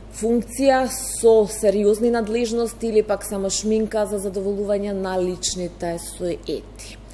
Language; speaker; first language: Macedonian; native; Macedonian